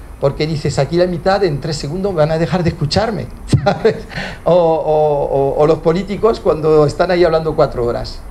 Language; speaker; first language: Spanish; early bilingual, heritage; Spanish